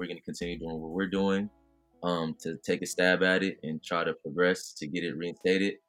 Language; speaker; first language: English; native; English